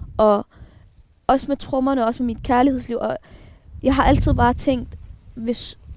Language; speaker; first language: Danish; early bilingual, other home language; Arabic